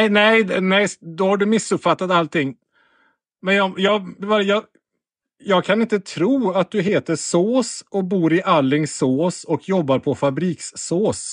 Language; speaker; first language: Swedish; native; Swedish